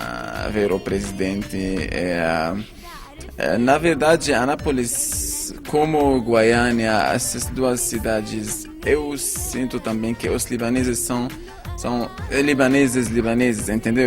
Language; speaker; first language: Portuguese; non-native, fluent; Arabic